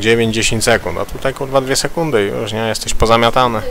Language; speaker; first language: Polish; native; Polish